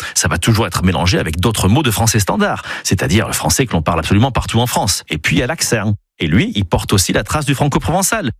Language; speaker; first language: French; native; French